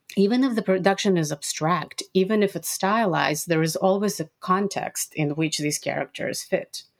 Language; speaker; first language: English; non-native, fluent; Russian